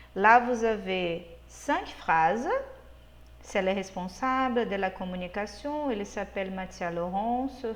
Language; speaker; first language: French; non-native, fluent; Portuguese